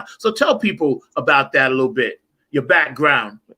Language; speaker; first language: English; native; English